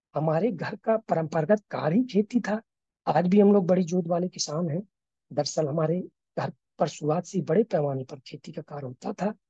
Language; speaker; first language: Hindi; native; Hindi